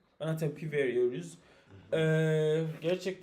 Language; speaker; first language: Turkish; non-native, learner; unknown